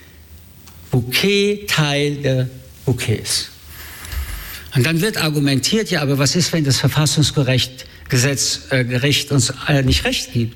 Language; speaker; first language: German; early bilingual, other home language; French